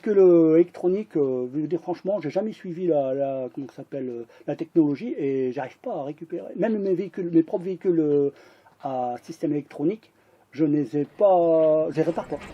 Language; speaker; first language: French; native; French